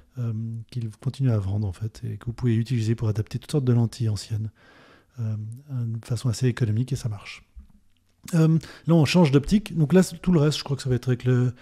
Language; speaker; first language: French; native; French